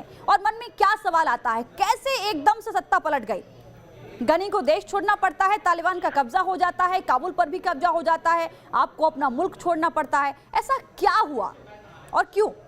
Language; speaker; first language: Hindi; native; Hindi